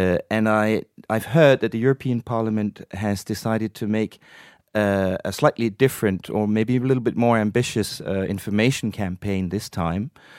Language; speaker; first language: English; non-native, fluent; Danish